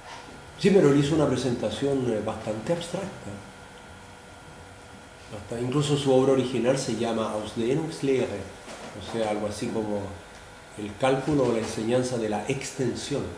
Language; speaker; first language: Spanish; native; Spanish